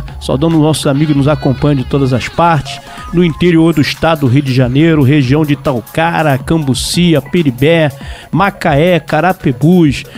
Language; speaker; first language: Portuguese; native; Portuguese